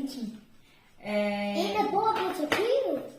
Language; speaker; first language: Danish; early bilingual, other home language; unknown